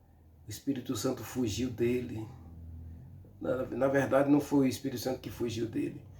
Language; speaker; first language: Portuguese; native; Portuguese